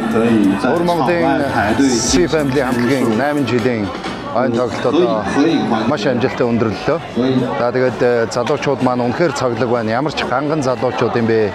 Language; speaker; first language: Mongolian; native; Mongolian